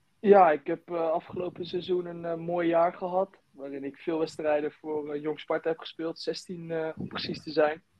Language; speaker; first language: Dutch; native; Dutch